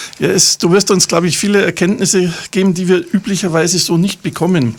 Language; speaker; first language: German; native; German